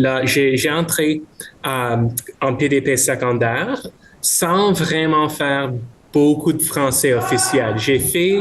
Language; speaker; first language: French; non-native, local second language; English